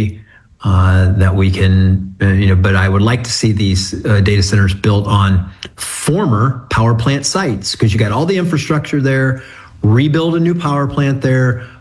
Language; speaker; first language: English; native; English